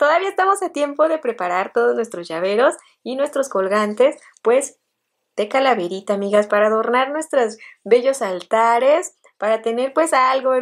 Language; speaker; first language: Spanish; native; Spanish